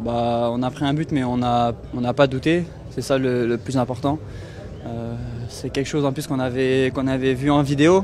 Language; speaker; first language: French; native; French